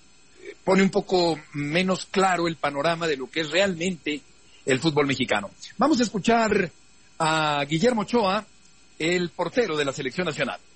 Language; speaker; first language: Spanish; native; Spanish